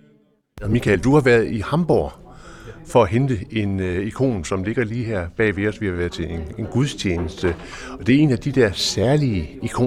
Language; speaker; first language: Danish; native; Danish